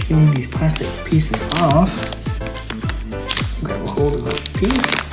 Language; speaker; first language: English; native; English